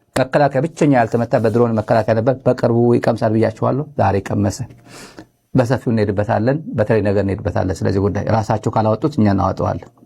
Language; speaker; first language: Amharic; non-native, local second language; Tigrinya